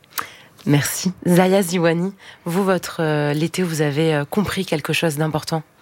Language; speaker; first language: French; native; French